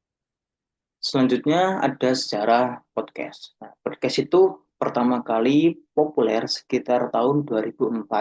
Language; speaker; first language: Indonesian; native; Indonesian